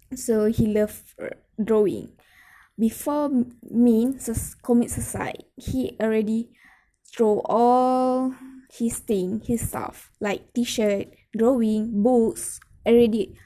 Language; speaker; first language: English; non-native, local second language; Malay